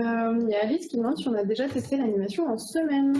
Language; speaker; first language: French; native; French